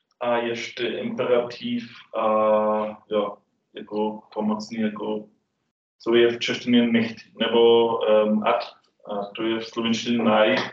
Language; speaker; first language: Czech; non-native, fluent; German